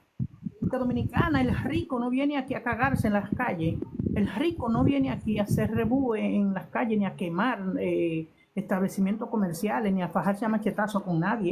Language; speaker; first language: Spanish; native; Spanish